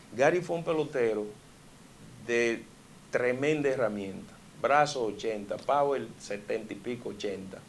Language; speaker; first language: Spanish; early bilingual, heritage; Spanish